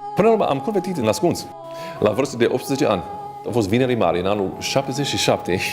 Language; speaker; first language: Romanian; non-native, fluent; English